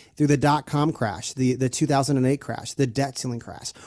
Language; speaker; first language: English; native; English